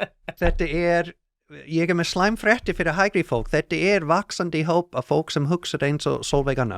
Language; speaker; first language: Icelandic; non-native, learner; English